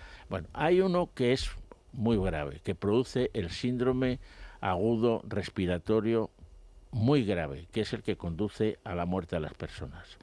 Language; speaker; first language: Spanish; native; Spanish